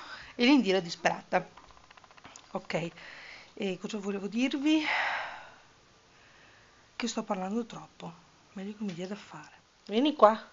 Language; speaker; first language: Italian; native; Italian